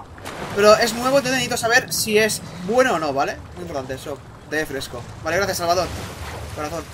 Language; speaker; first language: Spanish; native; Spanish